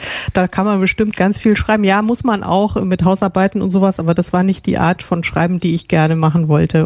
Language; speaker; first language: German; native; German